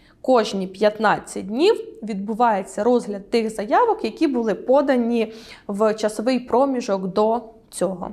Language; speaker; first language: Ukrainian; native; Ukrainian